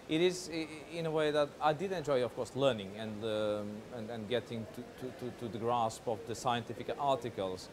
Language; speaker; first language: English; non-native, fluent; Portuguese